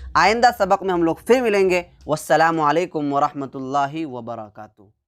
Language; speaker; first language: Hindi; native; Hindi